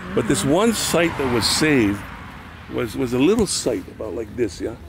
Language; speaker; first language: English; native; English